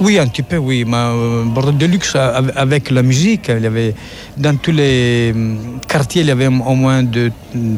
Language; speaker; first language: French; non-native, fluent; Italian